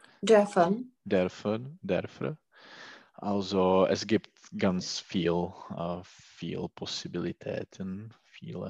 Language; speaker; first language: German; non-native, learner; Czech